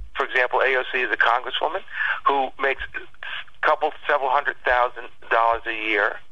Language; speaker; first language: English; early bilingual, other home language; Spanish